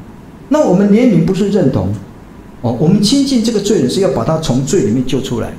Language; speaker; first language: Chinese; native; Chinese